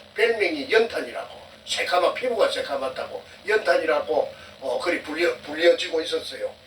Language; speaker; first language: Korean; native; Korean